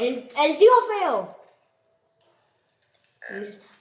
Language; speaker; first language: Spanish; native; Spanish